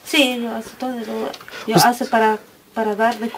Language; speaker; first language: Spanish; non-native, local second language; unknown